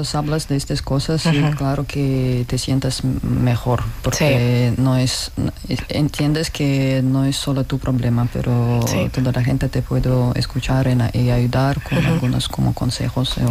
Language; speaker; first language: Spanish; non-native, learner; Russian